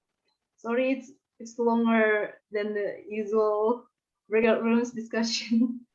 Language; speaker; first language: English; non-native, learner; Indonesian